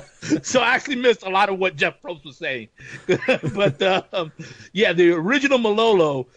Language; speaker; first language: English; native; English